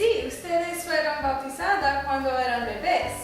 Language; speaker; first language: Spanish; non-native, learner; English